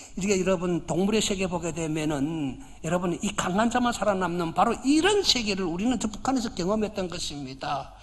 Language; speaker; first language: Korean; native; Korean